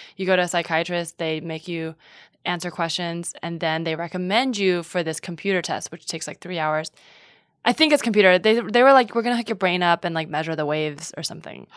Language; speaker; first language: English; native; English